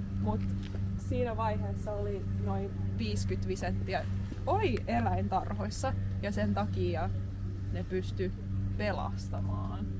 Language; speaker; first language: Finnish; native; Finnish